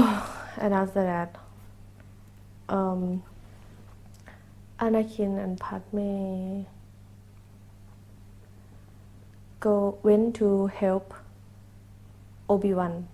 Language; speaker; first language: English; non-native, learner; Thai